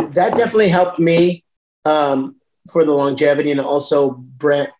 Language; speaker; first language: English; native; English